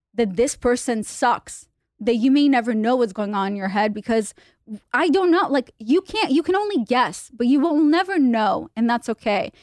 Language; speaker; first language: English; non-native, fluent; Hebrew